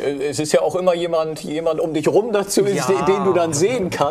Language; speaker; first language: German; native; German